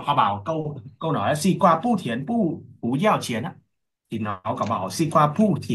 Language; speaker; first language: Chinese; non-native, learner; Vietnamese